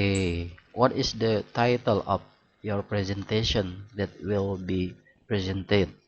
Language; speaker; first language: English; non-native, learner; Indonesian